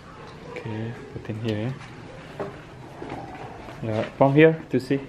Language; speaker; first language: English; non-native, learner; Balinese